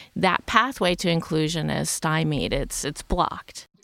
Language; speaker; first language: English; native; English